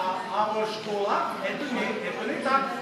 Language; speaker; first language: Russian; non-native, fluent; Catalan